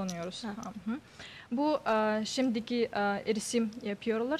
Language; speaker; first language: Turkish; non-native, learner; Yakut